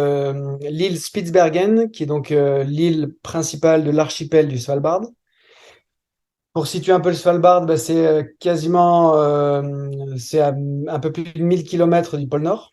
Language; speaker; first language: French; native; French